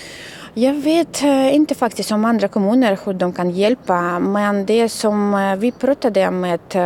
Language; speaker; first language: Swedish; non-native, learner; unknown